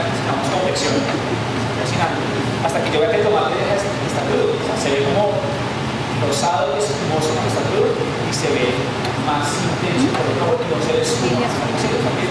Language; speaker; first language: Spanish; native; Spanish